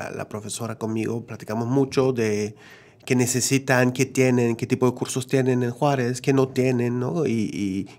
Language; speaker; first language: Spanish; non-native, fluent; French